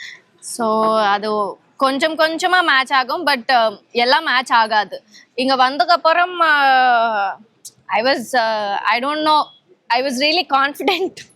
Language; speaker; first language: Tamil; non-native, learner; Telugu